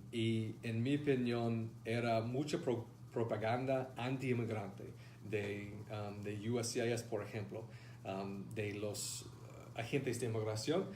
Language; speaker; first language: Spanish; non-native, fluent; English